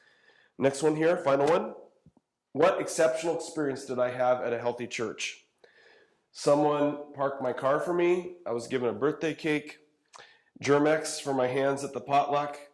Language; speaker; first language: English; native; English